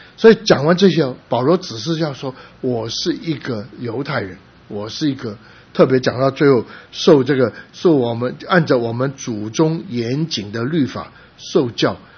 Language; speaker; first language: Chinese; early bilingual, other home language; Cantonese